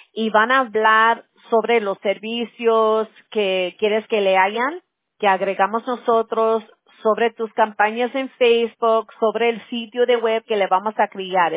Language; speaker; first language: Spanish; early bilingual, other home language; English